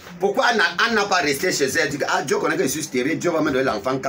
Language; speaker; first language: French; non-native, local second language; English